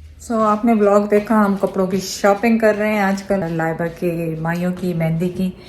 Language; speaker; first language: Urdu; native; Urdu